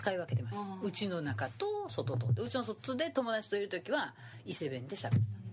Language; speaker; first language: Japanese; native; Japanese